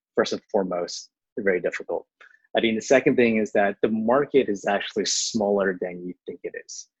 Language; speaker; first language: English; early bilingual, other home language; Chinese